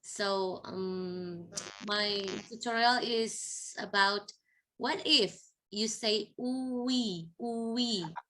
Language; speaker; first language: English; non-native, fluent; Indonesian